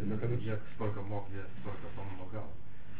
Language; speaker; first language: Russian; non-native, fluent; Lithuanian